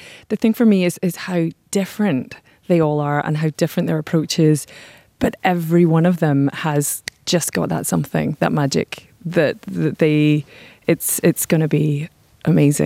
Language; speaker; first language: English; native; English